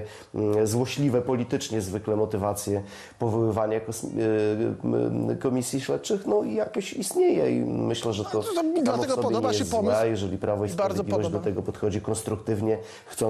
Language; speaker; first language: Polish; native; Polish